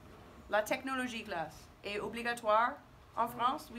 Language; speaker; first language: French; non-native, fluent; English